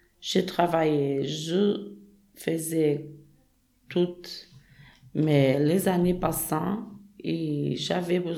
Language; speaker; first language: French; non-native, learner; Portuguese